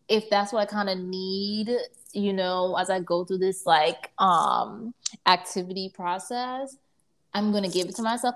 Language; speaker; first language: English; native; English